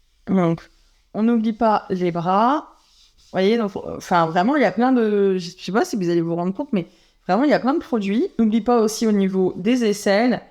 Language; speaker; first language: French; native; French